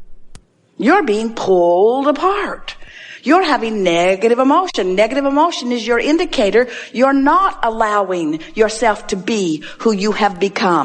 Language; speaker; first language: English; native; English